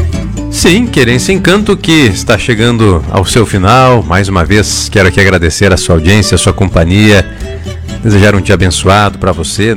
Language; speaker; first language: Portuguese; native; Portuguese